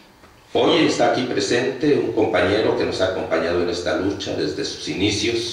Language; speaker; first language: Spanish; native; Spanish